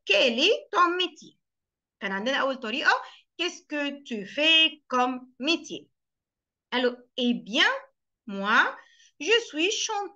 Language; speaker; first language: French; non-native, fluent; Arabic